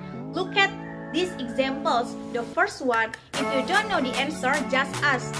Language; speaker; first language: English; non-native, fluent; Indonesian